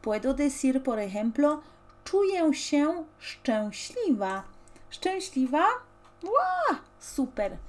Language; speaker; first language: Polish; non-native, fluent; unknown